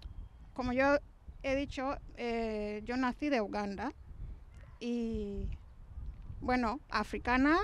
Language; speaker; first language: Spanish; non-native, fluent; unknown